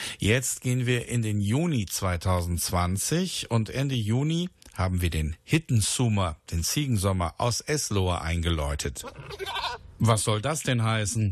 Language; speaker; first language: German; native; German